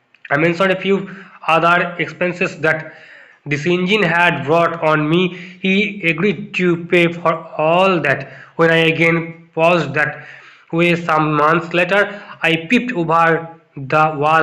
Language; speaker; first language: English; non-native, local second language; Bangla